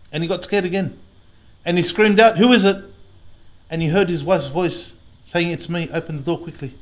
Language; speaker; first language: English; native; English